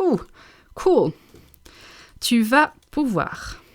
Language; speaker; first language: French; non-native, fluent; English